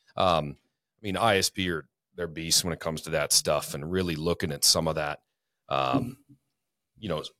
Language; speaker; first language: English; native; English